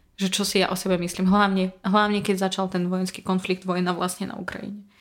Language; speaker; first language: Slovak; non-native, fluent; Russian